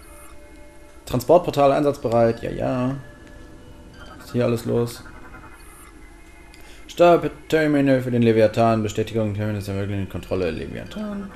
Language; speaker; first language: German; native; German